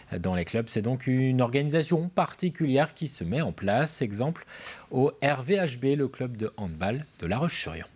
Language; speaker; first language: French; native; French